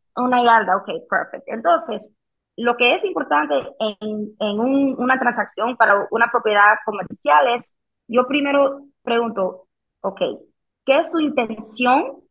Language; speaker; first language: Spanish; early bilingual, heritage; Spanish